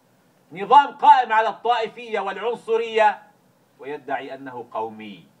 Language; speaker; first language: Arabic; native; Arabic